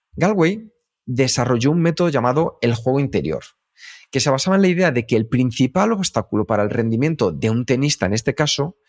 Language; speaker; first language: Spanish; native; Spanish